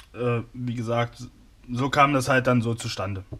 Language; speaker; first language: German; native; German